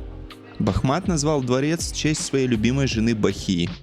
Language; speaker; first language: Russian; native; Russian